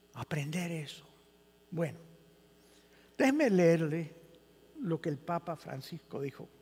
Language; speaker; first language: Spanish; early bilingual, heritage; Spanish